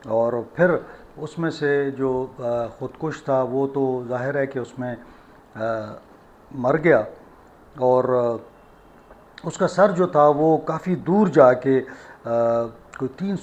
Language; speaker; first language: Urdu; native; Urdu